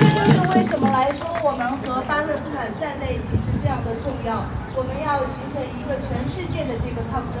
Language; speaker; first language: Chinese; early bilingual, other home language; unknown